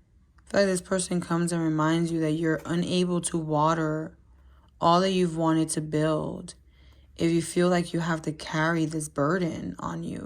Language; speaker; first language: English; native; English